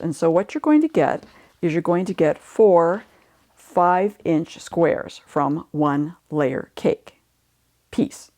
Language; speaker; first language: English; native; English